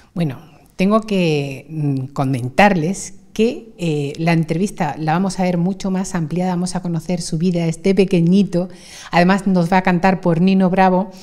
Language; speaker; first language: Spanish; native; Spanish